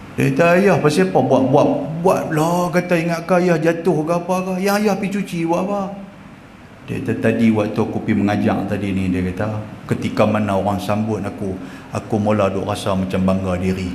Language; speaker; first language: Malay; native; Malay